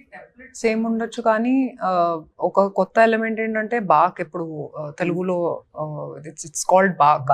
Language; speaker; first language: Telugu; non-native, fluent; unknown